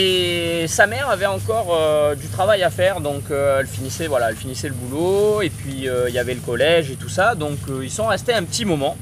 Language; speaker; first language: French; native; French